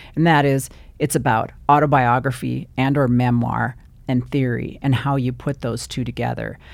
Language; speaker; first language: English; native; English